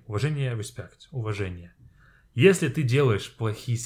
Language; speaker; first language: Russian; non-native, fluent; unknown